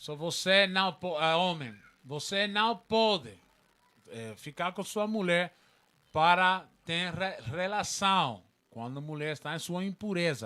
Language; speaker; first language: Portuguese; non-native, learner; Spanish